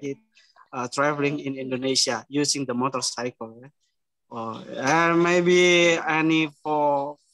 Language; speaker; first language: English; non-native, learner; Indonesian